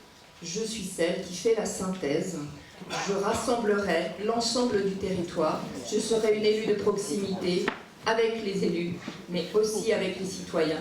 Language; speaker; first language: French; native; French